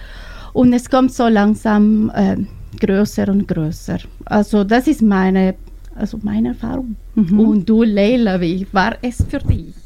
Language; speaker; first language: German; non-native, learner; Spanish